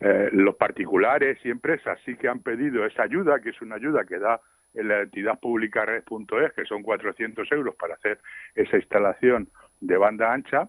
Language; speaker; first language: Spanish; native; Spanish